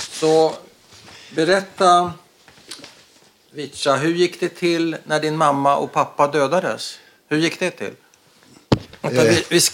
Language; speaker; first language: Swedish; non-native, learner; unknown